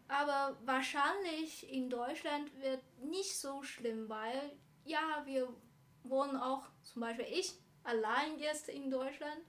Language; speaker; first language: German; non-native, learner; Chinese